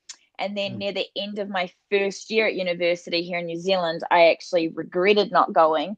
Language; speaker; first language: English; native; English